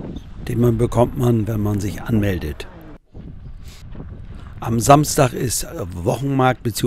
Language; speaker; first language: German; native; German